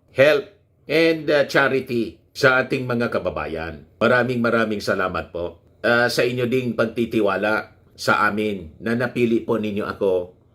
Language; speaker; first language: Filipino; non-native, local second language; Bikol